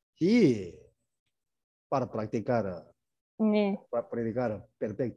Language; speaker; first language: Spanish; non-native, learner; Korean